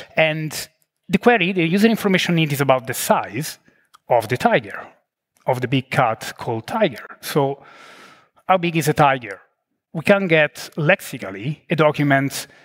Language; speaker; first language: English; non-native, fluent; Italian